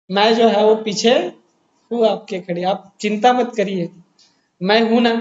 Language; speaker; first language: Hindi; non-native, local second language; Marathi